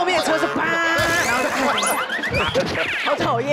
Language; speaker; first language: Chinese; native; Chinese